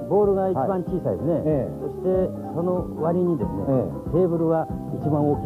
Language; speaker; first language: Japanese; native; Japanese